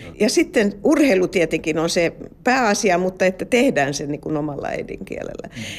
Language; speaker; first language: Finnish; non-native, local second language; Swedish